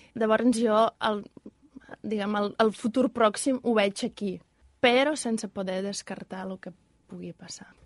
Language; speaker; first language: Catalan; non-native, fluent; Ukrainian